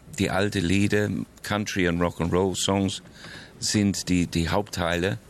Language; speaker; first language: German; non-native, fluent; English